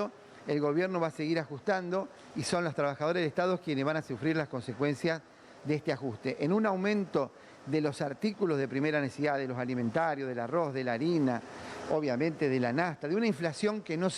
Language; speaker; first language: Spanish; native; Spanish